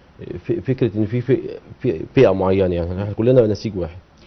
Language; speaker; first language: Arabic; native; Arabic